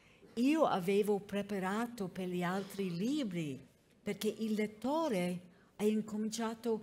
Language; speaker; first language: Italian; non-native, fluent; English